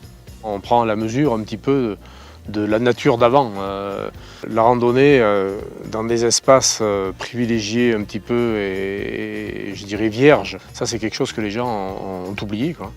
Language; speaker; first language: French; native; French